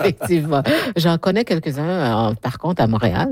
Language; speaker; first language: French; native; French